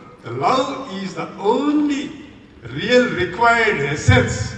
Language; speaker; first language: English; non-native, local second language; Telugu